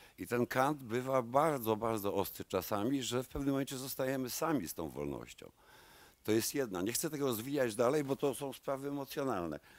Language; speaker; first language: Polish; native; Polish